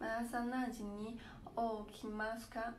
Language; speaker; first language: Japanese; non-native, learner; Chinese